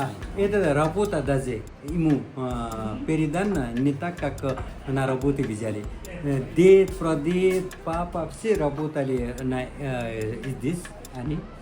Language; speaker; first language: Russian; non-native, fluent; Nepali